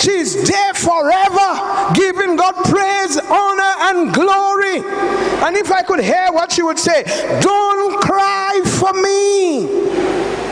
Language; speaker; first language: English; non-native, local second language; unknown